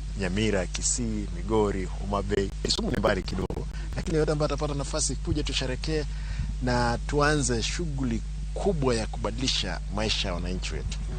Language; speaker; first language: Swahili; non-native, local second language; Gusii